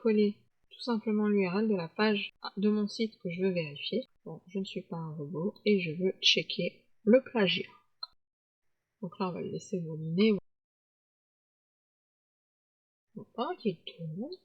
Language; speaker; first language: French; native; French